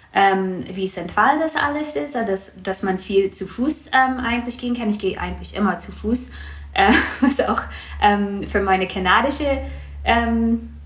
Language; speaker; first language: German; non-native, fluent; English